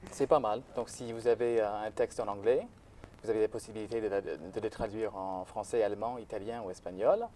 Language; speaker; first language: French; non-native, fluent; English